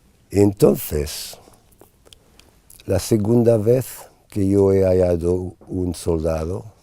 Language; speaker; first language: Spanish; non-native, fluent; English